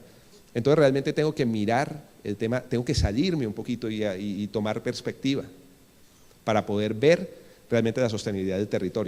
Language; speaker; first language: Spanish; native; Spanish